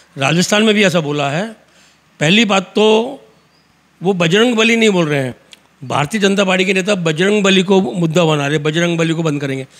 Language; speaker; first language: Hindi; native; Hindi